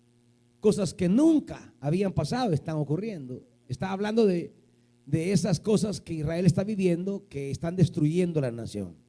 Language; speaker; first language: Spanish; native; Spanish